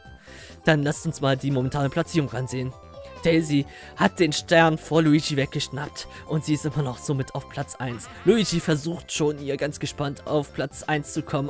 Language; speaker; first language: German; native; German